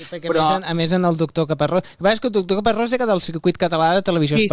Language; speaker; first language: Catalan; native; Catalan